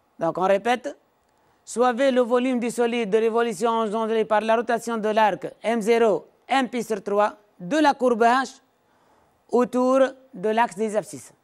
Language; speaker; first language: French; non-native, local second language; Arabic